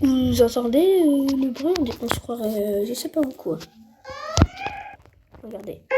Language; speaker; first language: French; native; French